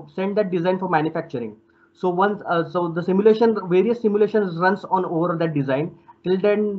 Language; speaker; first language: English; non-native, local second language; Marathi